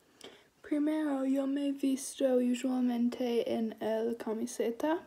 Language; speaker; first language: Spanish; non-native, learner; English